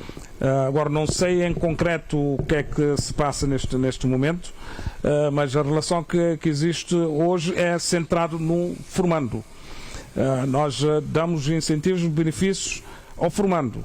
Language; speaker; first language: Portuguese; non-native, local second language; Kabuverdianu